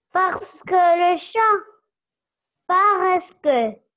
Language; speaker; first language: French; non-native, learner; Arabic